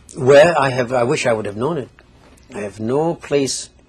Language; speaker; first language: English; non-native, fluent; Polish